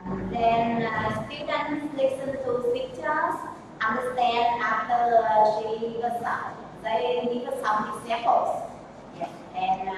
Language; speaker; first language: English; non-native, learner; Vietnamese